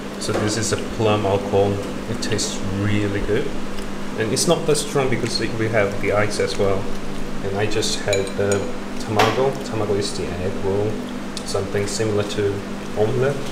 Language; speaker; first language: English; non-native, learner; Korean